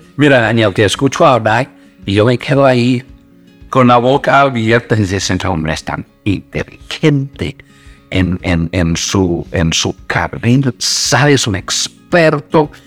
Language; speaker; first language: Spanish; non-native, fluent; English